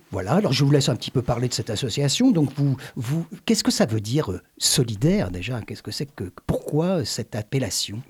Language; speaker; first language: French; native; French